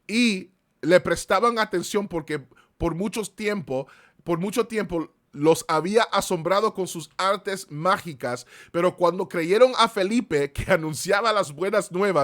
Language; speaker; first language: Spanish; early bilingual, heritage; Spanish